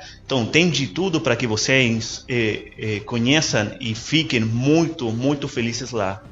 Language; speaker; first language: Portuguese; non-native, learner; Spanish